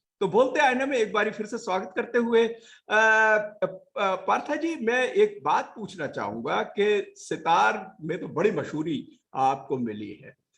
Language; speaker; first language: Hindi; native; Hindi